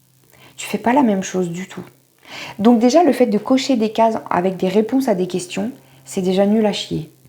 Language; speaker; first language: French; native; French